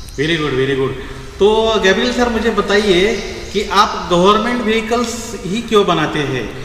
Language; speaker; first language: Hindi; non-native, local second language; Marathi